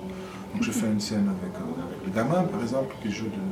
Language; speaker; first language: French; non-native, fluent; Portuguese